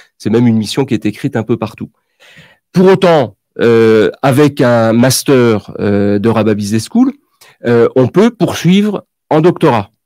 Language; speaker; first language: French; native; French